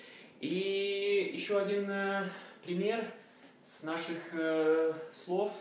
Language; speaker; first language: Russian; non-native, learner; Norwegian